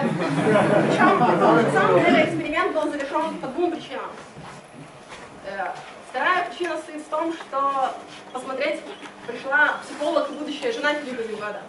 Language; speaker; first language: Russian; native; Russian